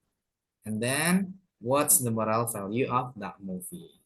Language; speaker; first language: English; non-native, fluent; Indonesian